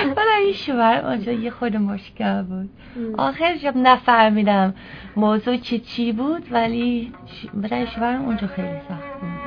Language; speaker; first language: Persian; non-native, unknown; Dutch